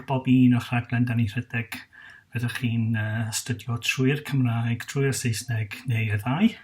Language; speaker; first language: Welsh; non-native, local second language; English